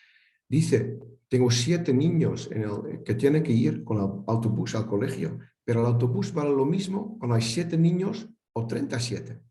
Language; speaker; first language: Spanish; non-native, fluent; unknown